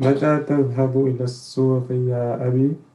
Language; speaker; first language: Arabic; non-native, learner; French